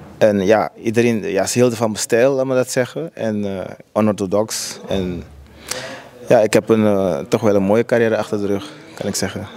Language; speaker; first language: Dutch; native; Dutch